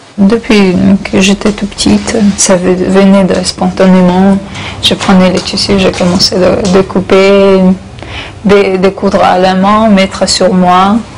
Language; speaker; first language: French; non-native, fluent; Chechen